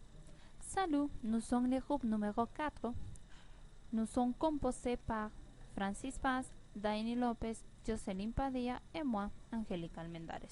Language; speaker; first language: French; non-native, learner; Spanish